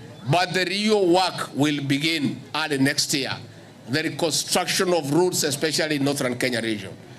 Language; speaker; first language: English; non-native, local second language; Kikuyu